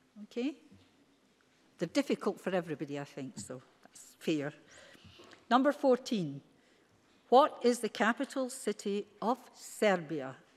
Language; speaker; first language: English; native; English